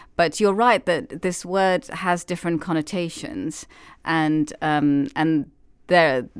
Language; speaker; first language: English; native; English